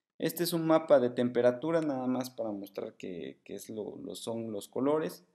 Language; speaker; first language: Spanish; native; Spanish